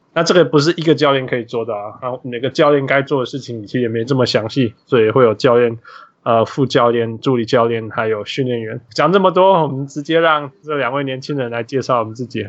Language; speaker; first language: Chinese; native; Chinese